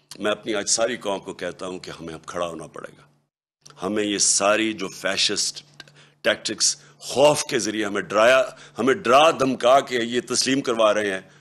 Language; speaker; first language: Urdu; native; Urdu